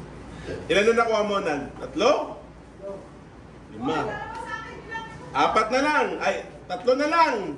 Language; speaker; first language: Filipino; native; Filipino